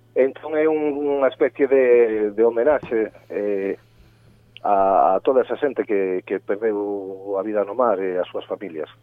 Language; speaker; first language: Galician; native; Galician